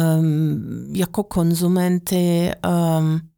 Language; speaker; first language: Czech; non-native, fluent; German